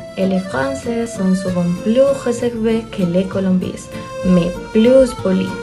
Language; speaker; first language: French; non-native, learner; Spanish